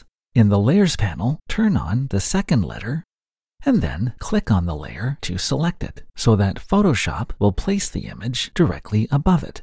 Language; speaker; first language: English; native; English